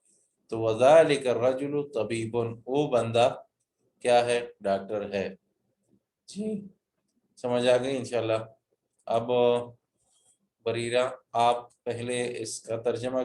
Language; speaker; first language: Urdu; native; Urdu